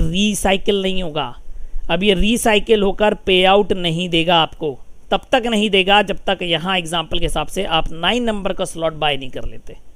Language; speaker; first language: Hindi; native; Hindi